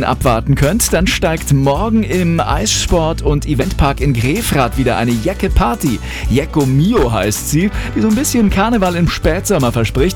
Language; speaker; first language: German; native; German